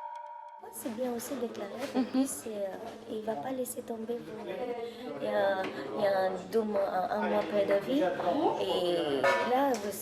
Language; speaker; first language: French; non-native, learner; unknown